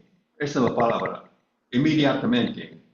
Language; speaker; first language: Spanish; non-native, learner; English